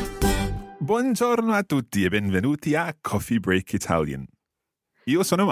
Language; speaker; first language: Italian; non-native, fluent; English